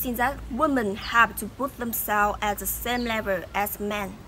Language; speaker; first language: English; non-native, fluent; Vietnamese